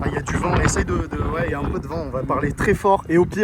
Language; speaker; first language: French; native; French